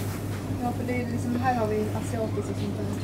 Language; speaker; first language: Swedish; native; Swedish